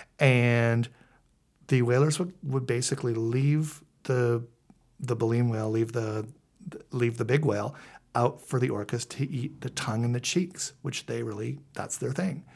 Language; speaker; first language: English; native; English